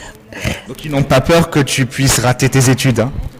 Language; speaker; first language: French; native; French